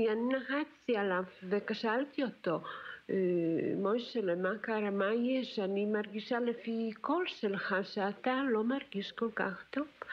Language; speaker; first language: Hebrew; non-native, fluent; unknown